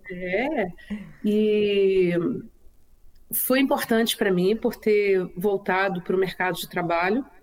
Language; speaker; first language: Portuguese; native; Portuguese